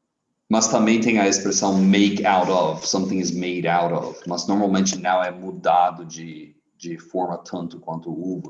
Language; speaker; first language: Portuguese; non-native, fluent; English